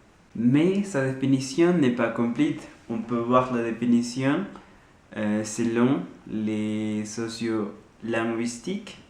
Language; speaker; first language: French; non-native, learner; Spanish